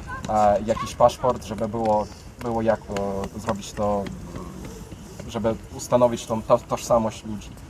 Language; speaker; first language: Polish; non-native, fluent; Ukrainian